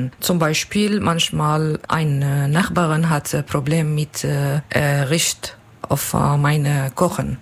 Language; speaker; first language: German; non-native, learner; Kurdish